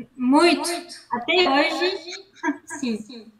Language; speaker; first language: Portuguese; non-native, fluent; French